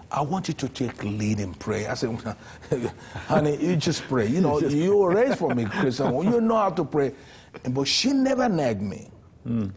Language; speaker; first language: English; non-native, local second language; Yoruba